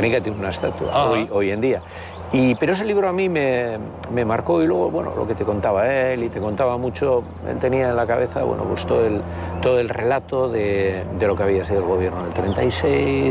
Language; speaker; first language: Spanish; native; Spanish